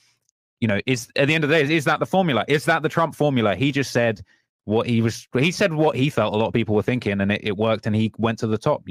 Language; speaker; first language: English; native; English